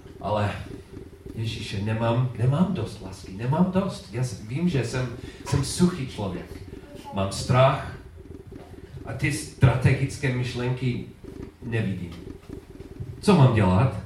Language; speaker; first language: Czech; non-native, learner; English